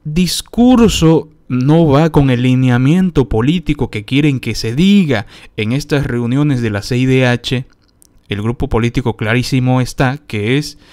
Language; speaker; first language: Spanish; native; Spanish